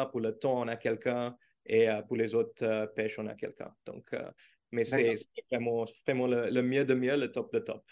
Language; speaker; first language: French; non-native, learner; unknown